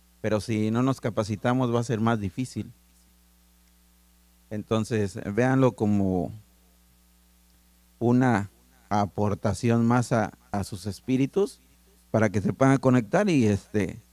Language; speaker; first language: Spanish; native; Spanish